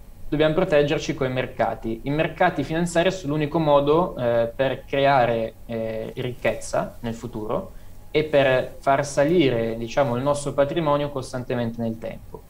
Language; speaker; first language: Italian; native; Italian